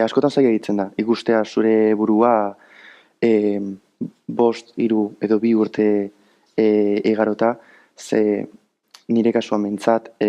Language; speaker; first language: Basque; native; Basque